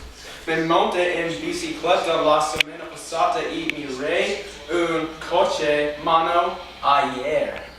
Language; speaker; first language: Spanish; non-native, learner; English